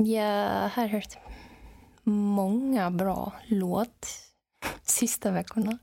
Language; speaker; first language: Swedish; non-native, fluent; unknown